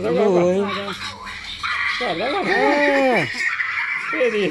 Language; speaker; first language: Italian; native; Italian